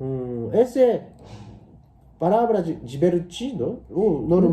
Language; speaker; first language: Portuguese; non-native, learner; Japanese